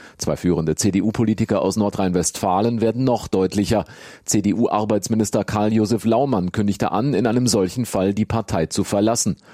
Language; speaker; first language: German; native; German